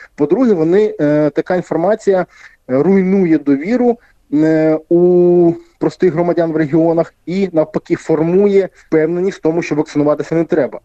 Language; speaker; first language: Ukrainian; non-native, local second language; Russian